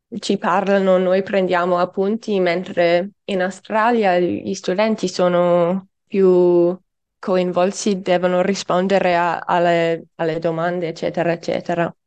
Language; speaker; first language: Italian; non-native, fluent; English